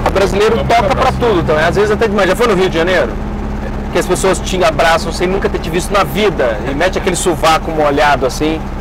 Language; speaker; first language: Portuguese; native; Portuguese